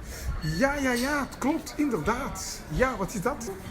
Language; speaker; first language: Dutch; non-native, learner; French